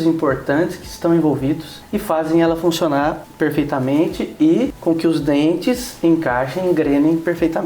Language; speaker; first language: Portuguese; native; Portuguese